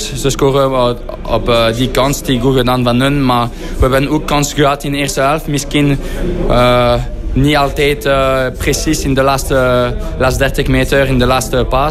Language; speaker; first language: Dutch; non-native, fluent; French